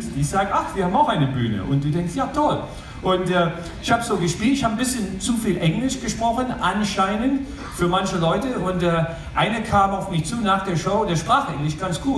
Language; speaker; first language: German; non-native, fluent; English